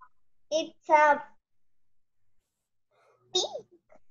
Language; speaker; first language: English; non-native, learner; Spanish